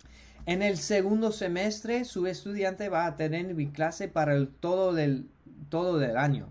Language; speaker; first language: Spanish; non-native, fluent; English